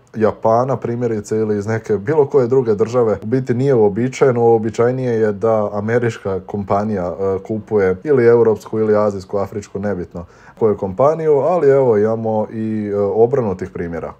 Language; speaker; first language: Croatian; native; Croatian